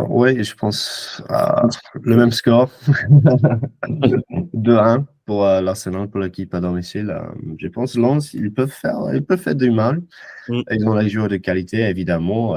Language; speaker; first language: French; non-native, fluent; English